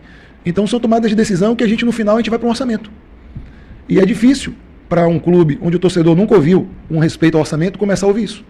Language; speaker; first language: Portuguese; native; Portuguese